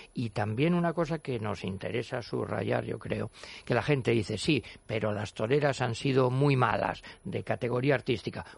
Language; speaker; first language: Spanish; native; Spanish